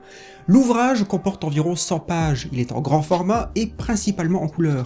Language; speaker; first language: French; native; French